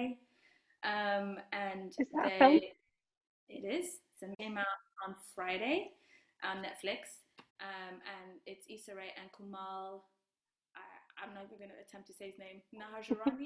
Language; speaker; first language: English; non-native, local second language; Kinyarwanda